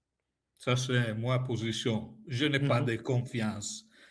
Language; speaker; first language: French; non-native, fluent; Italian